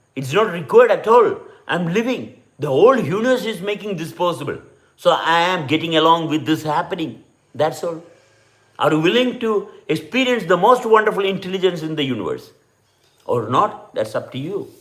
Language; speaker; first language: English; non-native, local second language; Malayalam